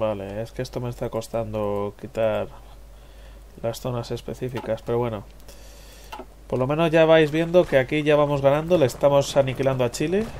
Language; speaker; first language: Spanish; native; Spanish